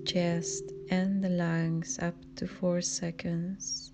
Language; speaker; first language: English; non-native, fluent; Spanish